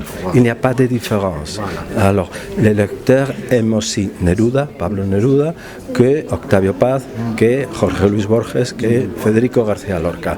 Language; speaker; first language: French; non-native, fluent; Spanish